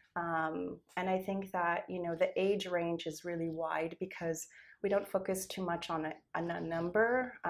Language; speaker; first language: English; native; English